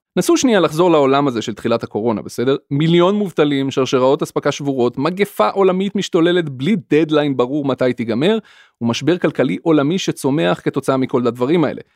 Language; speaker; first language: Hebrew; native; Hebrew